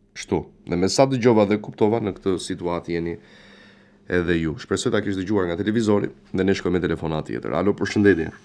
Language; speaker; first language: Albanian; native; Albanian